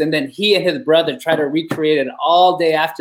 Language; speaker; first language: English; early bilingual, other home language; Spanish